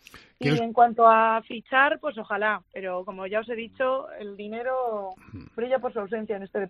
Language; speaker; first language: Spanish; native; Spanish